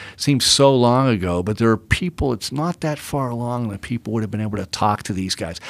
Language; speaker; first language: English; native; English